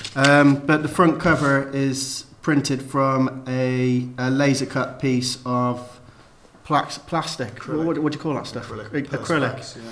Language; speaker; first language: English; native; English